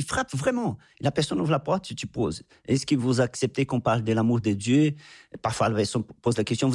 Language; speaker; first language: French; non-native, fluent; Portuguese